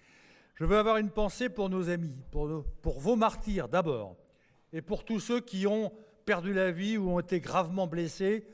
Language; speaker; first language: French; native; French